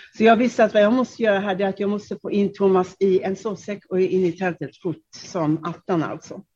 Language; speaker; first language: Swedish; non-native, fluent; Czech